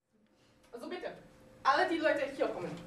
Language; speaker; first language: German; non-native, learner; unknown